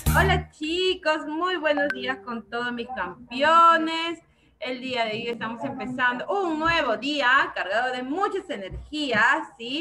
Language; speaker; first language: Spanish; native; Spanish